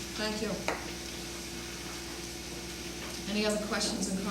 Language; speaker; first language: English; native; English